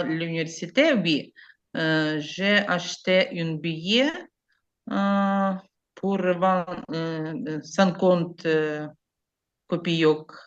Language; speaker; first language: French; non-native, learner; Ukrainian